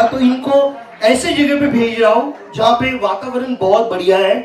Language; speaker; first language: Hindi; non-native, local second language; Marathi